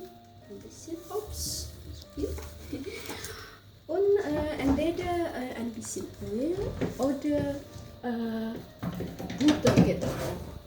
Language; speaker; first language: German; non-native, fluent; Javanese